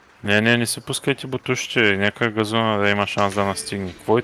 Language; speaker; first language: Bulgarian; native; Bulgarian